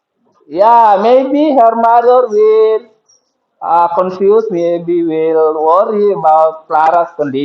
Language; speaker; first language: English; non-native, fluent; Indonesian